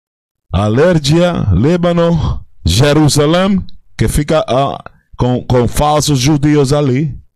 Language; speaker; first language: Portuguese; non-native, fluent; Spanish